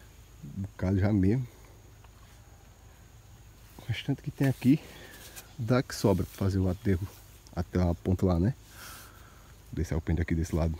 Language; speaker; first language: Portuguese; native; Portuguese